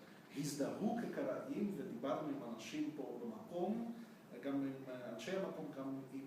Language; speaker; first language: Hebrew; non-native, fluent; Russian